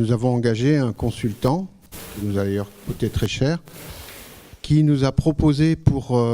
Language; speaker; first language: French; native; French